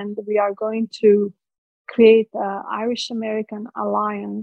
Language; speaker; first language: English; non-native, fluent; Croatian